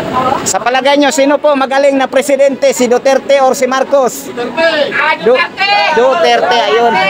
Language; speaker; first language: Filipino; non-native, local second language; Cebuano